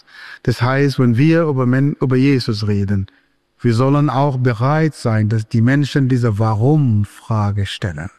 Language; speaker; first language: German; non-native, fluent; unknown